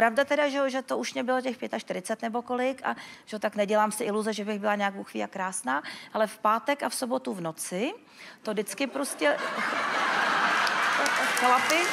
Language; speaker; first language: Czech; native; Czech